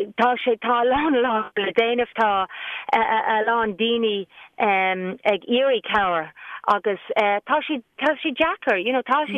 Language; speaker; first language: Irish; non-native, local second language; English